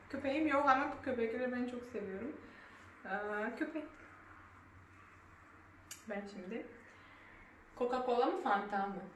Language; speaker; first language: Turkish; non-native, learner; Serbian